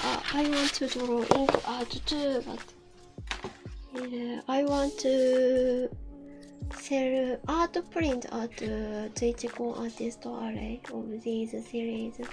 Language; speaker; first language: English; non-native, learner; Japanese